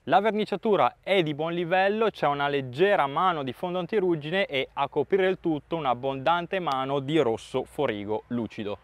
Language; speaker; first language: Italian; native; Italian